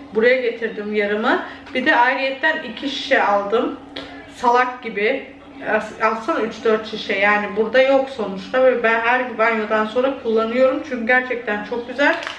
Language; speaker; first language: Turkish; early bilingual, heritage; Turkish